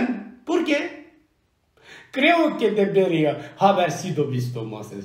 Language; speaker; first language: Spanish; non-native, learner; Turkish